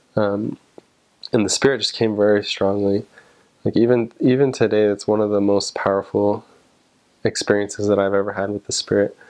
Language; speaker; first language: English; native; English